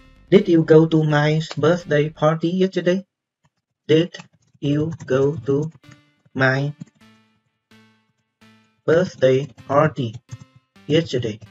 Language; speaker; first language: English; non-native, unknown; Vietnamese